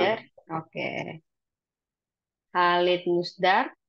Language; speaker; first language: English; non-native, fluent; Indonesian